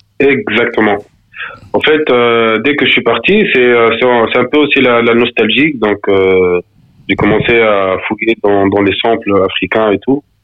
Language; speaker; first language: French; non-native, local second language; Arabic